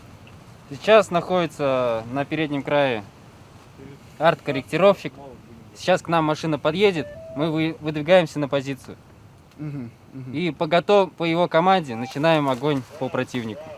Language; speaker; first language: Russian; native; Russian